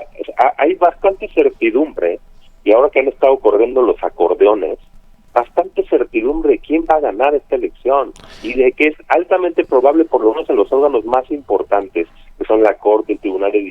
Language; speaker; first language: Spanish; native; Spanish